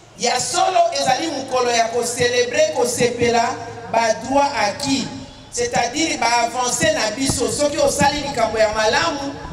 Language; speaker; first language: Lingala; native; Lingala